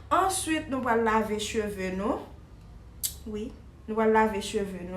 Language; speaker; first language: French; non-native, local second language; Haitian Creole